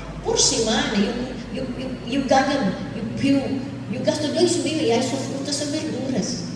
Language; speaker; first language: Portuguese; non-native, fluent; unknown